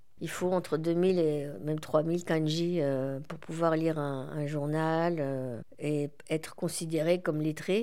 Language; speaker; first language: French; native; French